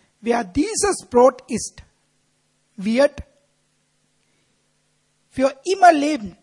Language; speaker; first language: German; non-native, fluent; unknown